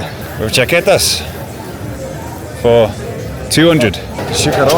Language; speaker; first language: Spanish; non-native, learner; English